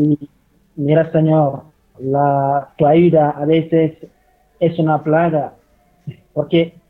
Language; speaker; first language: Spanish; non-native, fluent; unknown